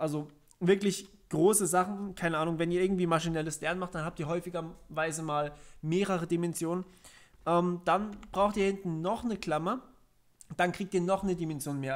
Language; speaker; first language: German; native; German